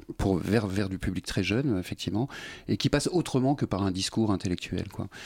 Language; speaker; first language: French; native; French